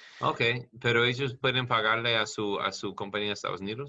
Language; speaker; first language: Spanish; non-native, learner; English